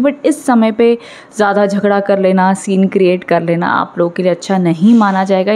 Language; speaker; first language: Hindi; native; Hindi